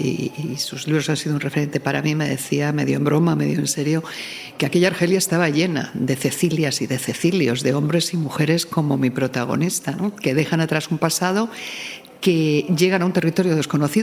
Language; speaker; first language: Spanish; native; Spanish